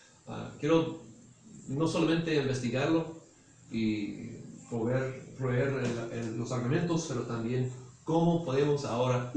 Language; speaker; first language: Spanish; non-native, fluent; English